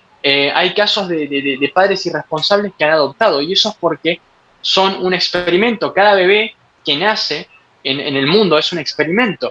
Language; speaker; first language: Spanish; native; Spanish